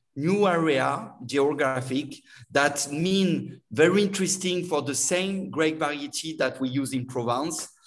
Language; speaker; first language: English; non-native, learner; French